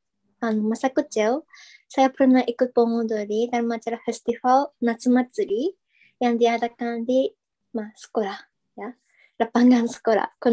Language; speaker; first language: Indonesian; non-native, fluent; Japanese